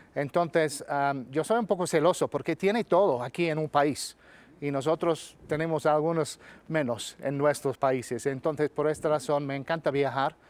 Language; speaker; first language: Spanish; non-native, fluent; English